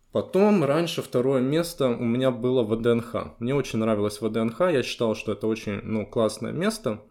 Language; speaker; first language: Russian; native; Russian